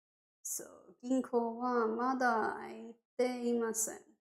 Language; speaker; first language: Japanese; non-native, learner; English